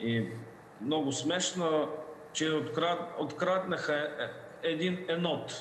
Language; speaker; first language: Bulgarian; non-native, fluent; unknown